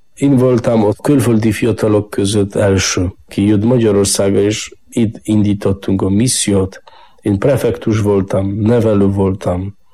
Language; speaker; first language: Hungarian; non-native, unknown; Polish